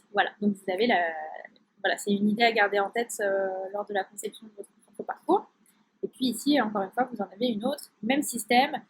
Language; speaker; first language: French; native; French